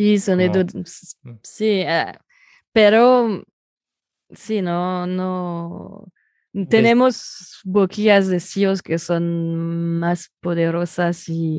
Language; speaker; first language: Spanish; non-native, fluent; French